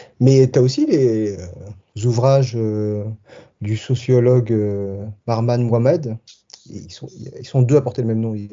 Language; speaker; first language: French; early bilingual, other home language; Tachelhit